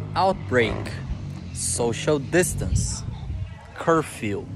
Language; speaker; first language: English; non-native, fluent; Portuguese